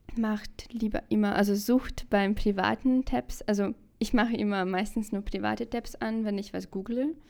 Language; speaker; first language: German; non-native, fluent; Russian